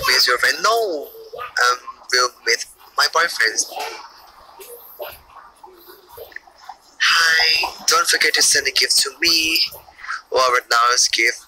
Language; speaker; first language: English; non-native, learner; Thai